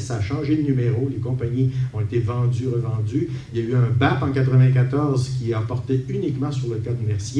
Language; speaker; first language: French; native; French